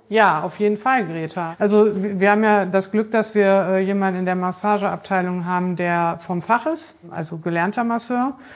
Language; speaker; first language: German; native; German